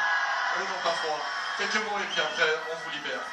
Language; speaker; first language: French; native; French